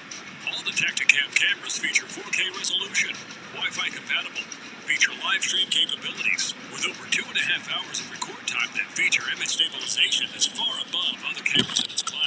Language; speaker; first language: English; native; English